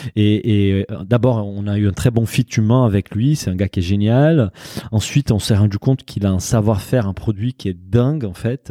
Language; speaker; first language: French; non-native, fluent; Portuguese